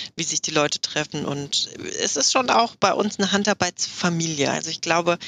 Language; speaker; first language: German; native; German